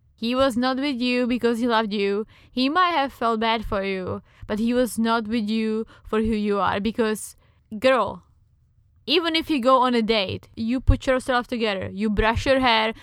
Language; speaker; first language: English; non-native, fluent; Czech